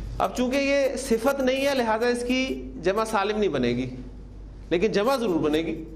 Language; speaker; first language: Urdu; native; Urdu